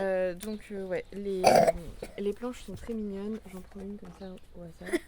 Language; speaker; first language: French; native; French